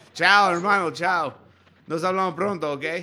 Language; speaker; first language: Spanish; non-native, learner; English